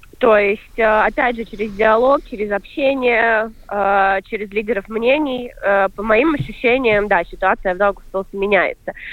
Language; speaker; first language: Russian; native; Russian